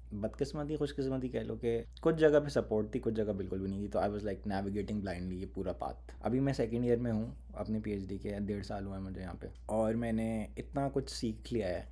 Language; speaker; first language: Urdu; native; Urdu